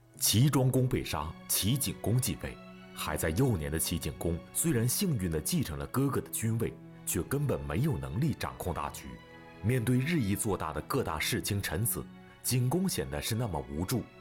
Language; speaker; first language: Chinese; native; Chinese